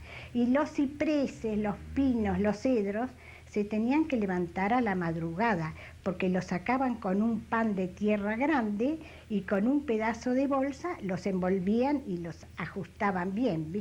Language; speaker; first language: Spanish; native; Spanish